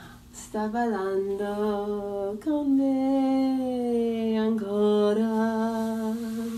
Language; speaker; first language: Italian; non-native, learner; English